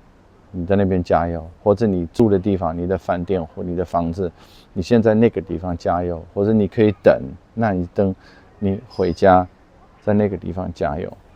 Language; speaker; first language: Chinese; non-native, fluent; Dutch